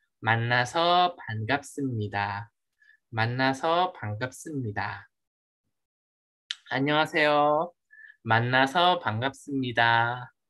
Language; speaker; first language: Korean; non-native, fluent; Filipino